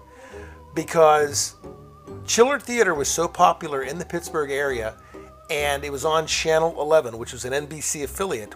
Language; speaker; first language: English; native; English